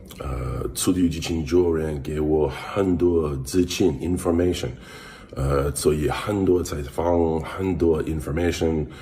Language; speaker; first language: Chinese; non-native, learner; English